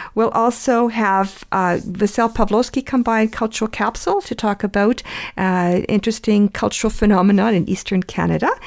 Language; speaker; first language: English; early bilingual, other home language; Ukrainian